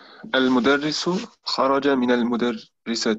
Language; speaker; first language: Arabic; non-native, learner; German